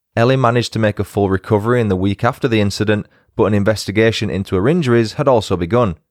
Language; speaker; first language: English; native; English